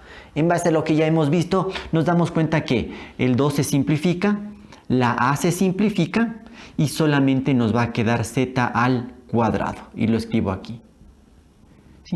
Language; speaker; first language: Spanish; native; Spanish